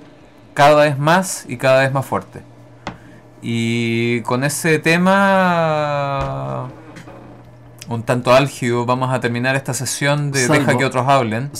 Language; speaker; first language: Spanish; native; Spanish